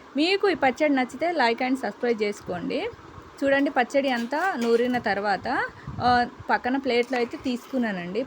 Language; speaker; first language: Telugu; non-native, local second language; Lambadi